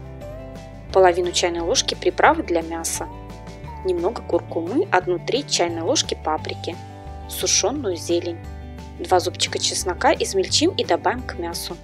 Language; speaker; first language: Russian; native; Russian